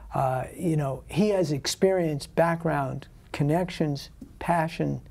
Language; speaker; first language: English; native; English